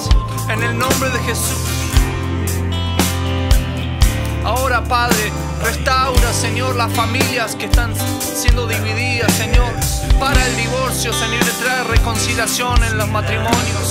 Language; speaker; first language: Spanish; native; Spanish